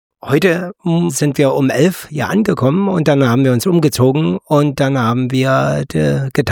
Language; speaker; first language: German; native; German